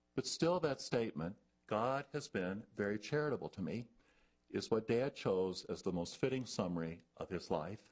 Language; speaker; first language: English; native; English